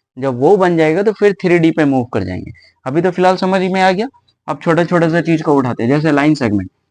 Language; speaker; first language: Hindi; native; Hindi